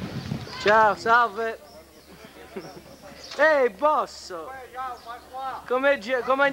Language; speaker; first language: Italian; early bilingual, heritage; Italian